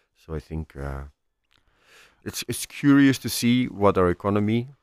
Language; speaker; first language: English; non-native, fluent; Icelandic